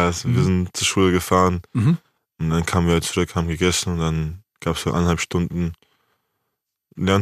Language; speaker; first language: German; native; German